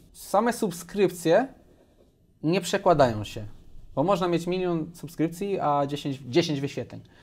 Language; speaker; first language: Polish; early bilingual, heritage; Polish